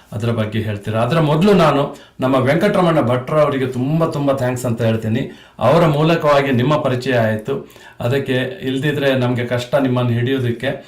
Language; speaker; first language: Kannada; native; Kannada